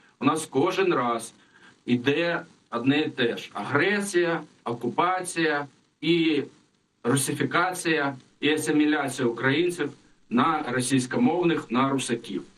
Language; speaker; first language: Ukrainian; non-native, local second language; Russian